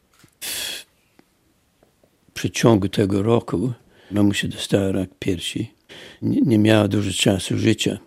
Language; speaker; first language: Polish; early bilingual, heritage; Polish